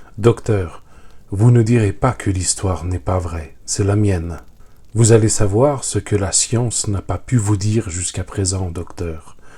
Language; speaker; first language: French; native; French